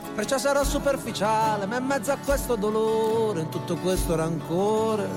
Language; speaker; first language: Italian; non-native, fluent; Persian